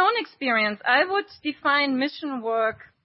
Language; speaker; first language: English; non-native, fluent; German